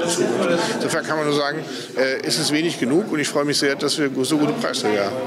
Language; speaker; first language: German; native; German